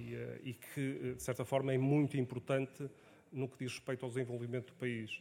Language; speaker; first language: Portuguese; native; Portuguese